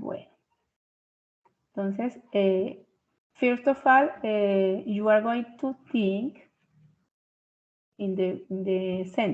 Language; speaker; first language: English; non-native, fluent; Spanish